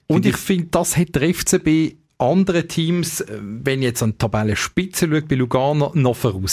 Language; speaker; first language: German; native; German